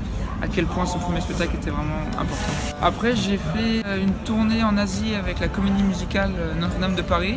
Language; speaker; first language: French; native; French